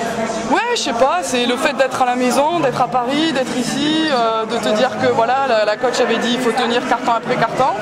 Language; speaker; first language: French; native; French